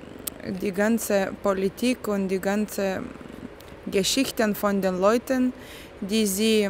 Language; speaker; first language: German; non-native, fluent; Lithuanian